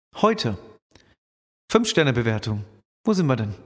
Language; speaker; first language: German; native; German